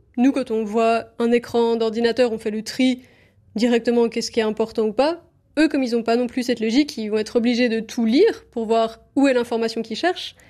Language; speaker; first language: French; native; French